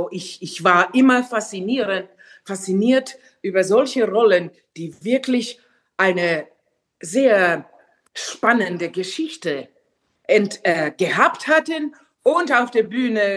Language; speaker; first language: German; non-native, fluent; Finnish